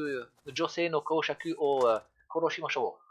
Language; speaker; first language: Japanese; non-native, learner; French